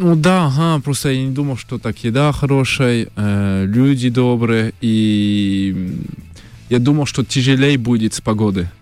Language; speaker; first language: Russian; early bilingual, heritage; French